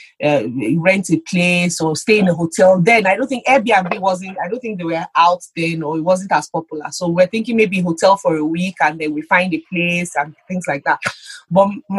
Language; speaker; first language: English; non-native, local second language; Yoruba